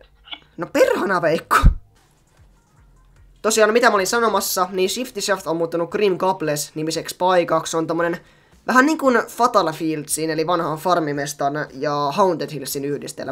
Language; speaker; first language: Finnish; native; Finnish